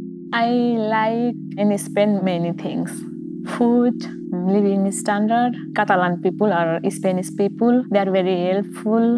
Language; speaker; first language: English; non-native, learner; Nepali